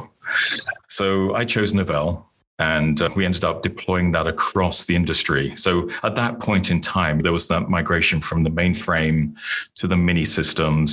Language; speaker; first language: English; native; English